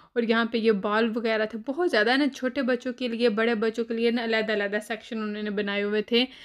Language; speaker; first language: Urdu; native; Urdu